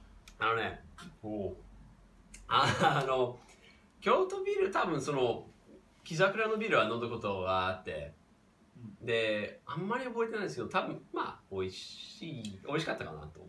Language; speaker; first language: Japanese; non-native, fluent; English